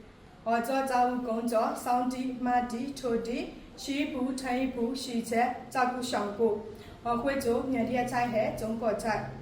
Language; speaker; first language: Chinese; non-native, learner; Burmese